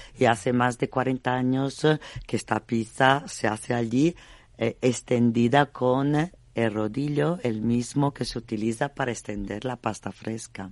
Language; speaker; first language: Spanish; non-native, fluent; Italian